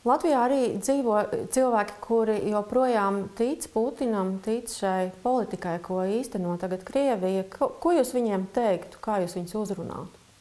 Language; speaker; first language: Latvian; native; Latvian